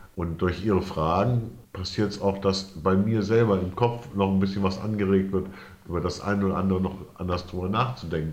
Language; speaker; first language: German; native; German